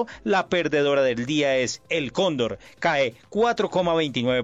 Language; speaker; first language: Spanish; native; Spanish